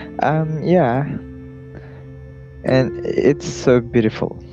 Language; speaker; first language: English; non-native, learner; Indonesian